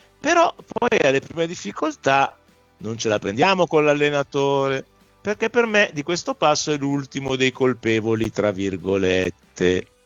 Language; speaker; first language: Italian; native; Italian